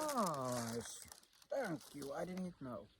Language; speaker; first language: English; non-native, learner; Finnish